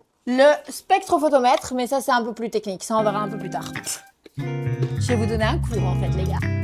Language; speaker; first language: French; native; French